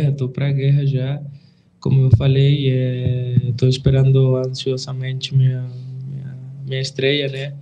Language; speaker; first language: Portuguese; non-native, fluent; Spanish